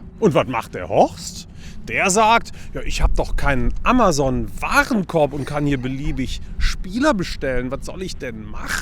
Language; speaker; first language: German; native; German